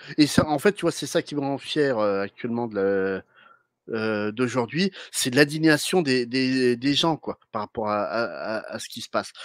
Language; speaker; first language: French; native; French